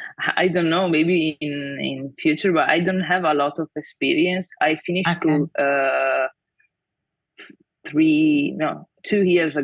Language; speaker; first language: English; non-native, fluent; Italian